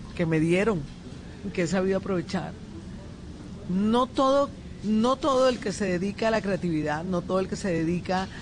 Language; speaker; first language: Spanish; native; Spanish